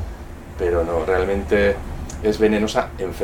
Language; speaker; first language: Spanish; native; Spanish